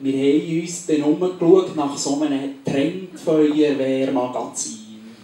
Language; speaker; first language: German; native; German